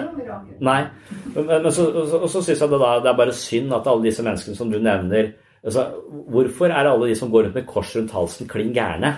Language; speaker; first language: Norwegian; native; Norwegian